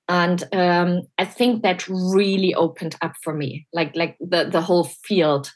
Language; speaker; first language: English; non-native, fluent; German